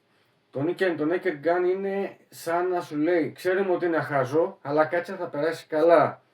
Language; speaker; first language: Greek; native; Greek